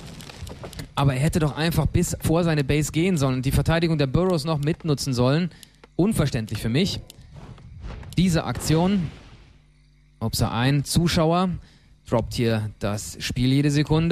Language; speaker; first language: German; native; German